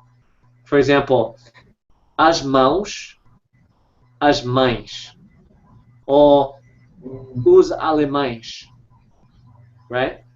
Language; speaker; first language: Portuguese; non-native, fluent; English